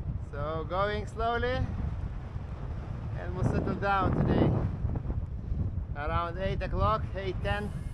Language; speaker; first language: English; non-native, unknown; Lithuanian